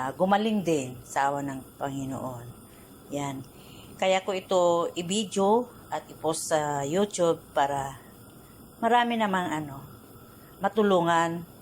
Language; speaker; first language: Filipino; non-native, local second language; Iloko